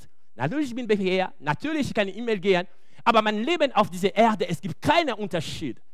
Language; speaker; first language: German; non-native, fluent; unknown